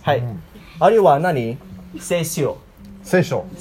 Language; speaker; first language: Japanese; non-native, learner; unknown